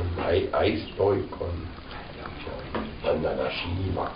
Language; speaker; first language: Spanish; non-native, fluent; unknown